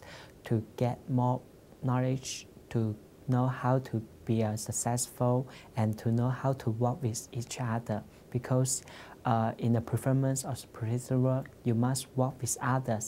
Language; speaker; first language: English; non-native, learner; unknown